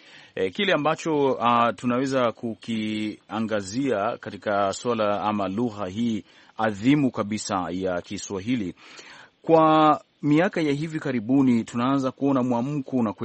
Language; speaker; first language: Swahili; native; Swahili